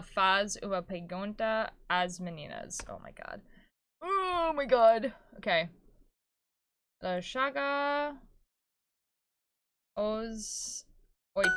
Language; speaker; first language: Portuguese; non-native, learner; English